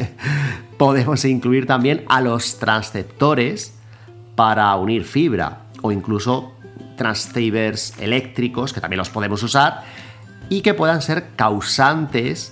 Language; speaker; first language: Spanish; native; Spanish